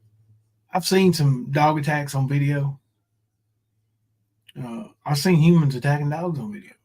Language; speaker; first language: English; native; English